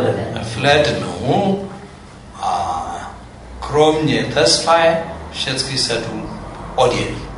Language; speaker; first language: Czech; non-native, fluent; Amharic